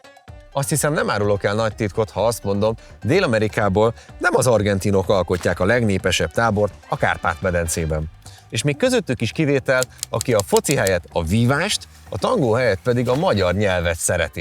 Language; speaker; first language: Hungarian; native; Hungarian